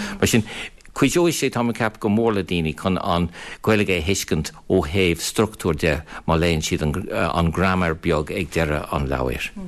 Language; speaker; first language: Irish; non-native, fluent; English